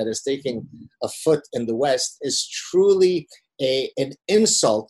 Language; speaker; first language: English; early bilingual, other home language; Arabic